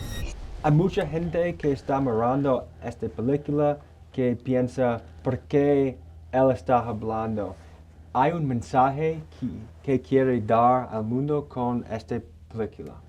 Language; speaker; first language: Spanish; non-native, learner; English